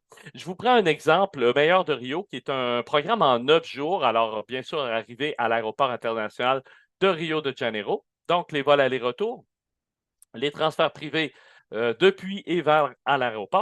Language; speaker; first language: French; native; French